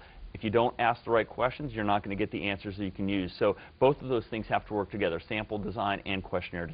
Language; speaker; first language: English; native; English